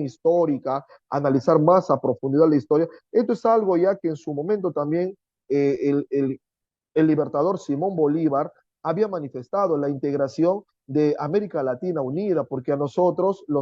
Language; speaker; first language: Spanish; native; Spanish